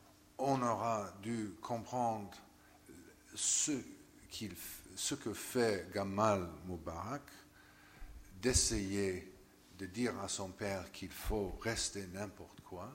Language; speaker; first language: French; non-native, fluent; English